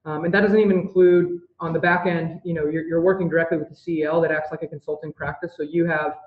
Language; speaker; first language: English; native; English